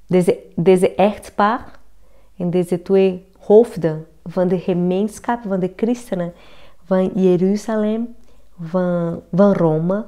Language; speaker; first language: Dutch; non-native, learner; Portuguese